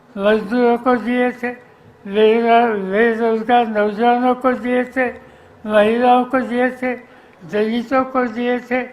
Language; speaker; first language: Hindi; non-native, local second language; Marathi